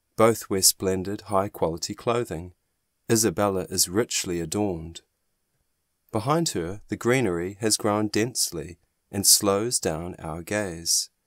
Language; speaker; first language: English; non-native, fluent; German